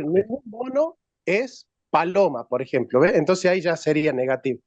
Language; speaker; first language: Spanish; native; Spanish